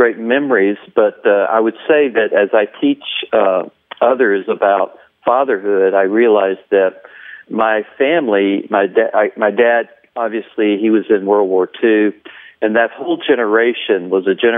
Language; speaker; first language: English; native; English